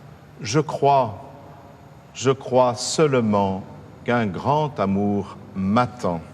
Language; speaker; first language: French; native; French